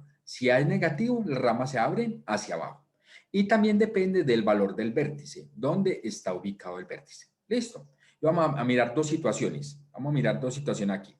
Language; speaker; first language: Spanish; native; Spanish